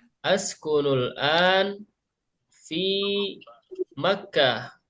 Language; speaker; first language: Arabic; non-native, fluent; Indonesian